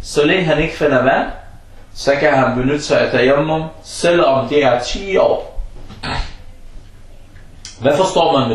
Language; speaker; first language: Danish; non-native, fluent; Arabic